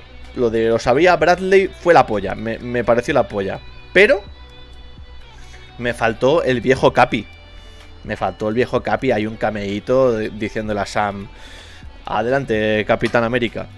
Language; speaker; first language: Spanish; native; Spanish